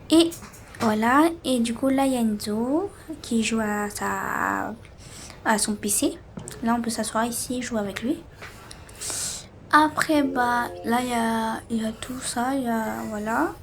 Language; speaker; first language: French; native; French